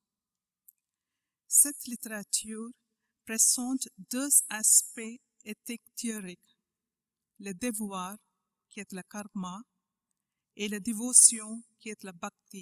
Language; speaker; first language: French; non-native, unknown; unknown